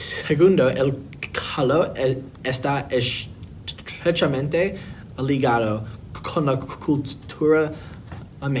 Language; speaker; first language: Spanish; non-native, learner; English